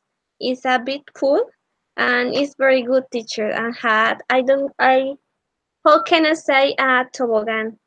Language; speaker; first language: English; non-native, learner; Spanish